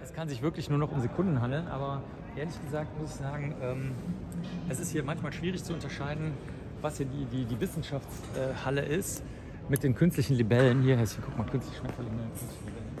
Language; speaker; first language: German; native; German